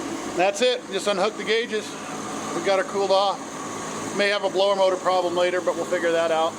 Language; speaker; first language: English; native; English